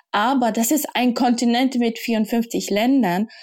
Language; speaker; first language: German; non-native, fluent; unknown